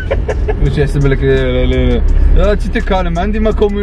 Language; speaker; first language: Arabic; native; Arabic